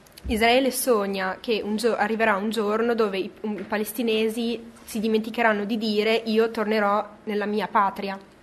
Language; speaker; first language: Italian; native; Italian